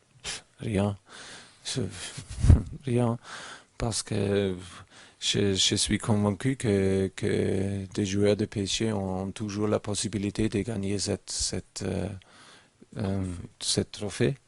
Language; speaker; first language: French; non-native, learner; German